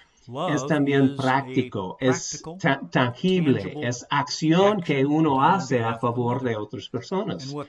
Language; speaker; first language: Spanish; non-native, fluent; English